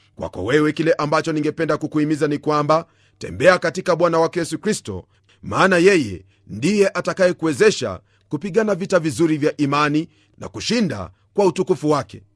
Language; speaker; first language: Swahili; non-native, local second language; Luyia